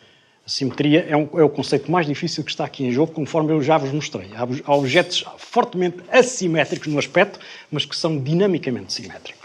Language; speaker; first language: Portuguese; native; Portuguese